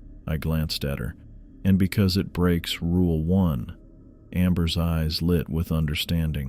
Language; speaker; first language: English; native; English